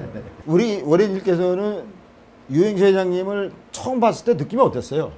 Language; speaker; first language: Korean; native; Korean